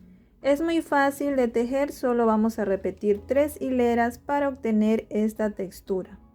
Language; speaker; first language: Spanish; native; Spanish